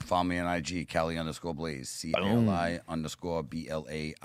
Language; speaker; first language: English; native; English